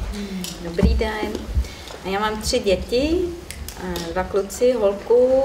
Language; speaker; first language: Czech; non-native, learner; German